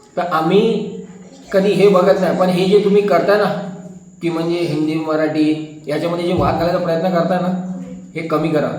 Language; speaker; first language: Marathi; non-native, local second language; Hindi